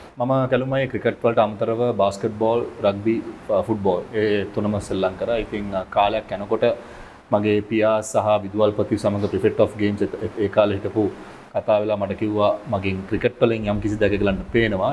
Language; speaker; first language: Sinhala; non-native, local second language; Tamil